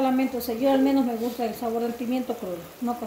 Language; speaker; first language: Spanish; native; Spanish